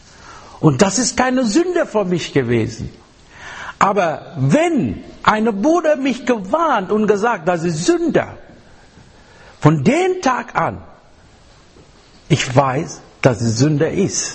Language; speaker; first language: German; non-native, fluent; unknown